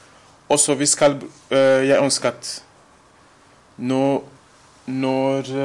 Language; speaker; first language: Norwegian; non-native, fluent; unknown